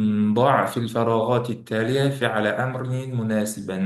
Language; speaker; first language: Arabic; non-native, fluent; Uzbek